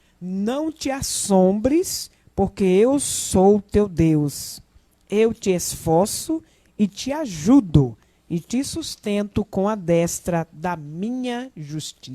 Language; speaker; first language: Portuguese; native; Portuguese